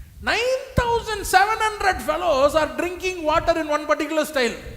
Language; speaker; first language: English; non-native, local second language; Tamil